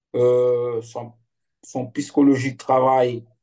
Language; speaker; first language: French; non-native, fluent; Portuguese